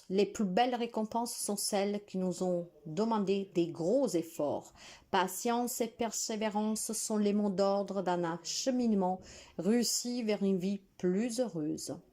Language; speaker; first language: French; non-native, fluent; Italian